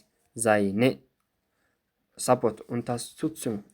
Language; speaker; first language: German; non-native, fluent; Somali